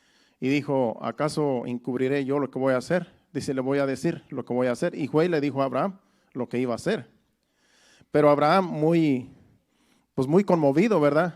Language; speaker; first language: Spanish; native; Spanish